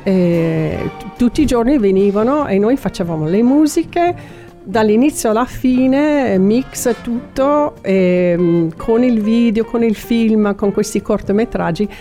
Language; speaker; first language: Italian; non-native, fluent; English